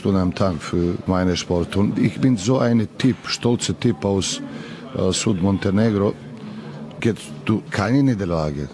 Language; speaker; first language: German; non-native, learner; Serbian